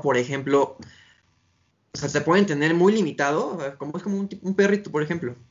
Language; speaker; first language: Spanish; native; Spanish